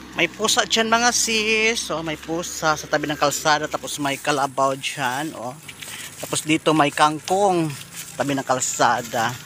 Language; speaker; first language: Filipino; non-native, local second language; Iloko